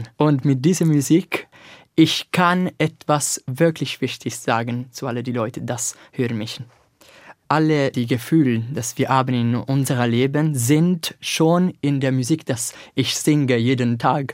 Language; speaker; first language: German; non-native, learner; Italian